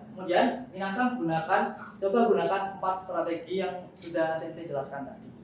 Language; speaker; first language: Indonesian; native; Indonesian